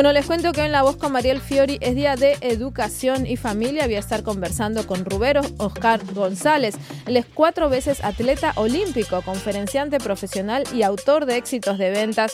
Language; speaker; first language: Spanish; native; Spanish